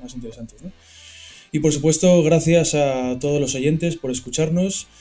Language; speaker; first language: Spanish; native; Spanish